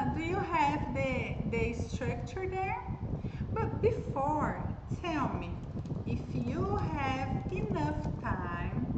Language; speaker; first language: English; non-native, fluent; Portuguese